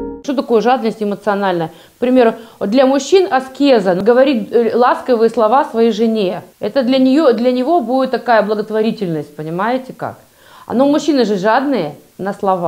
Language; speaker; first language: Russian; native; Russian